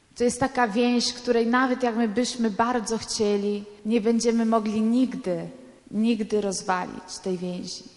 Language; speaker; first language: Polish; non-native, fluent; Italian